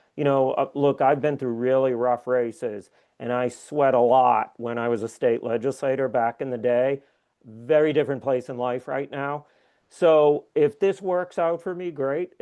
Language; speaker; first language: English; native; English